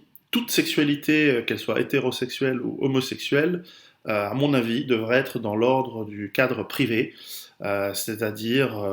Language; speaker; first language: French; native; French